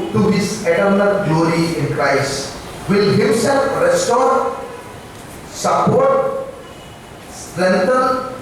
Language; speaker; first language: English; non-native, local second language; Telugu